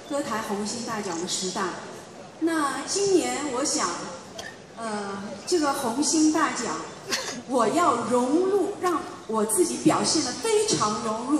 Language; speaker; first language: Chinese; non-native, local second language; Min Nan Chinese